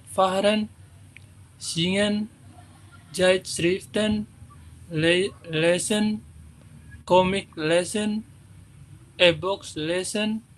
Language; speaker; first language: German; non-native, learner; Indonesian